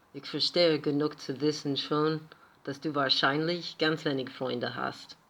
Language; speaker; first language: German; non-native, fluent; English